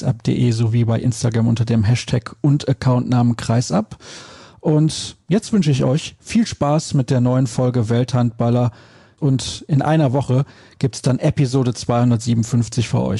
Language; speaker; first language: German; native; German